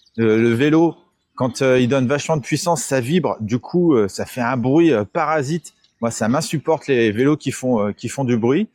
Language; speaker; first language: French; native; French